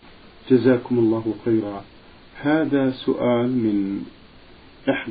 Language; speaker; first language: Arabic; native; Arabic